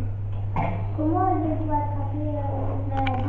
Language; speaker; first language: French; native; French